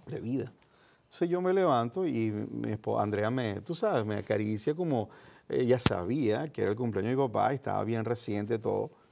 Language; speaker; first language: Spanish; native; Spanish